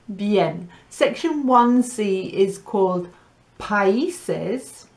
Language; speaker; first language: English; native; English